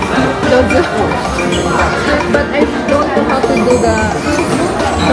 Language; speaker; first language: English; non-native, local second language; Filipino